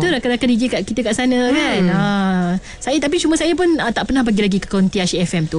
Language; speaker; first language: Malay; native; Malay